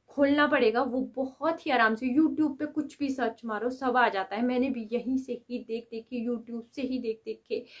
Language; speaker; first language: Hindi; native; Hindi